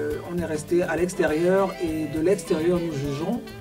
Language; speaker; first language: French; non-native, local second language; Duala